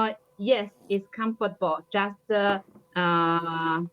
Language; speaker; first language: English; non-native, learner; Chinese